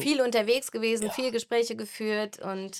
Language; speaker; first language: German; native; German